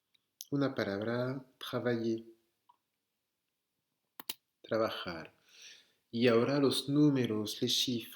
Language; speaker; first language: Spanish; non-native, fluent; French